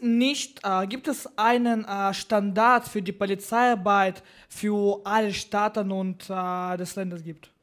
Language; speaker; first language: German; non-native, learner; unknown